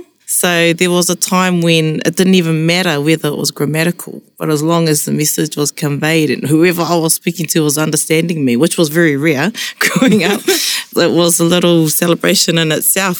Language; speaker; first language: English; non-native, local second language; Māori